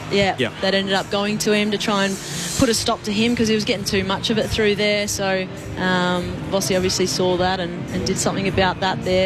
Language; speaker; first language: English; native; English